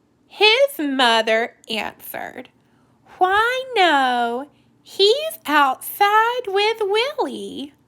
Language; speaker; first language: English; native; English